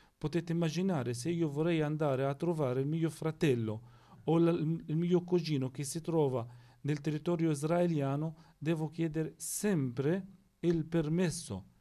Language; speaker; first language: Italian; non-native, fluent; Arabic